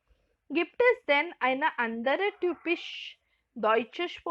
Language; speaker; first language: German; non-native, fluent; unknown